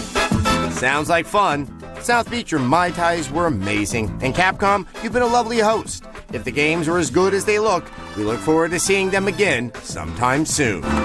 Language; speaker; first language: English; native; English